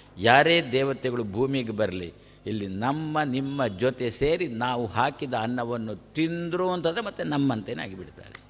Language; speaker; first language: Kannada; non-native, local second language; Tulu